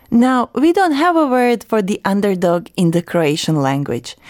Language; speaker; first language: English; non-native, fluent; Croatian